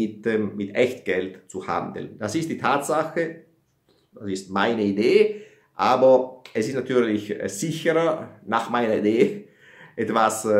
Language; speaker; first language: German; non-native, fluent; Italian